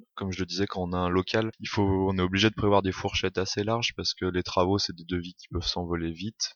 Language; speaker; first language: French; native; French